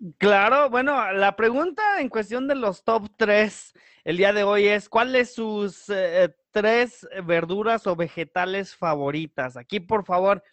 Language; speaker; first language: Spanish; early bilingual, heritage; Spanish